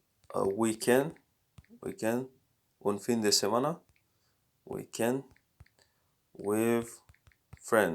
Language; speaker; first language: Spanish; non-native, learner; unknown